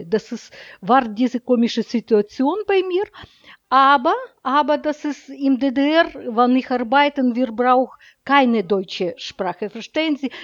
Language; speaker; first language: German; non-native, learner; Russian